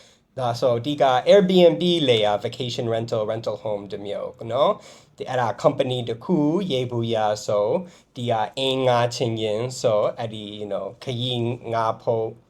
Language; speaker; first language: Burmese; non-native, fluent; English